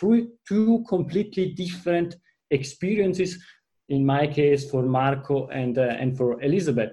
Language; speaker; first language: English; non-native, fluent; Italian